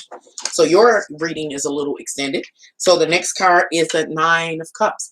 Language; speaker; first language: English; native; English